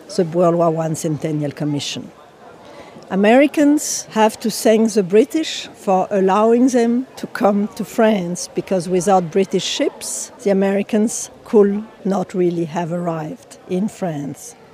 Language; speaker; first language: English; non-native, fluent; French